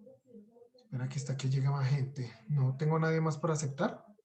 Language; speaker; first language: Spanish; native; Spanish